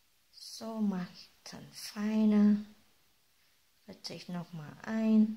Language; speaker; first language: German; non-native, fluent; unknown